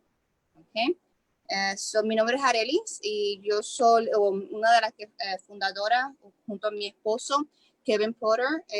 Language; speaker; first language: Spanish; early bilingual, other home language; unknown